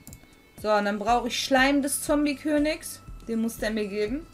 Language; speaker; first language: German; native; German